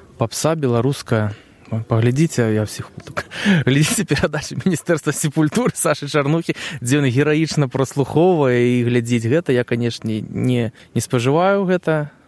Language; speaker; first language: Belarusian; native; Belarusian